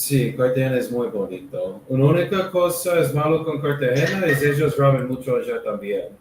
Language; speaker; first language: Spanish; non-native, learner; English